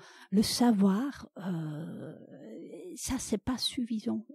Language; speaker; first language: French; non-native, fluent; Dutch